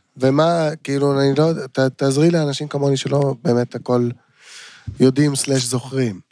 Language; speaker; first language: Hebrew; native; Hebrew